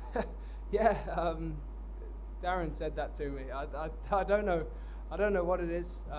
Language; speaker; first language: English; native; English